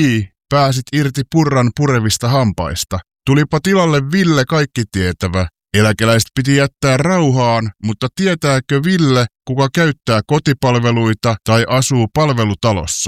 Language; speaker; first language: Finnish; native; Finnish